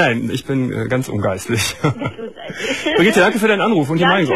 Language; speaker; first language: German; native; German